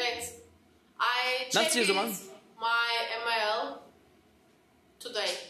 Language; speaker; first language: English; non-native, learner; Turkish